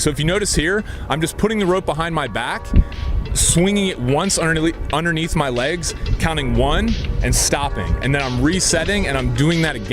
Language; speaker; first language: English; native; English